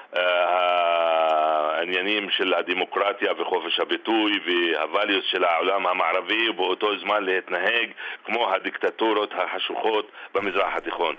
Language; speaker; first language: Hebrew; non-native, local second language; Arabic